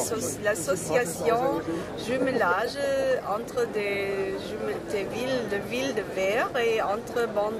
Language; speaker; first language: French; non-native, learner; German